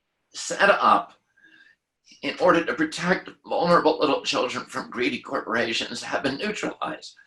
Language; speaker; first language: English; native; English